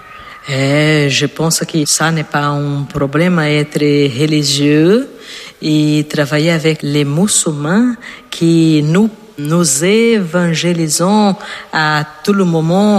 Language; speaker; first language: French; non-native, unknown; Portuguese